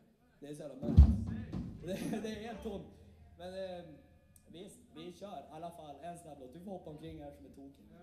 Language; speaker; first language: Swedish; native; Swedish